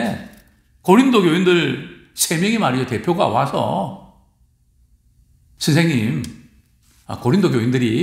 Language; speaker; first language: Korean; native; Korean